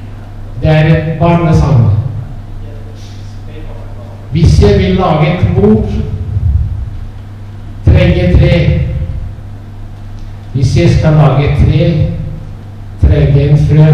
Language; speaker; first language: Norwegian; non-native, fluent; Italian